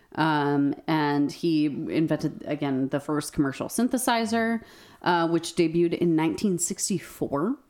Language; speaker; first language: English; native; English